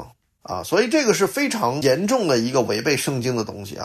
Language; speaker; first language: Chinese; native; Chinese